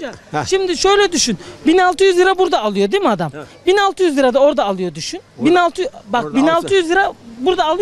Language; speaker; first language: Turkish; native; Turkish